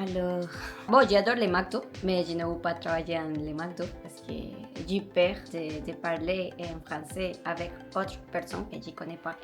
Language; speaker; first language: French; non-native, learner; Spanish